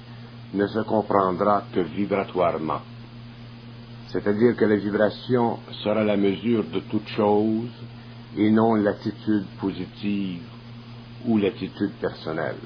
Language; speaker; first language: French; native; French